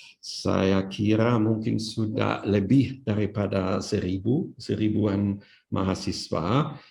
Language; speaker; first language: Indonesian; non-native, fluent; German